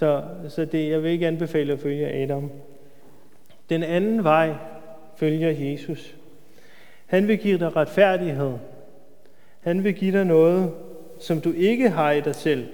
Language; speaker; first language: Danish; native; Danish